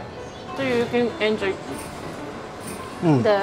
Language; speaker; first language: English; non-native, learner; Japanese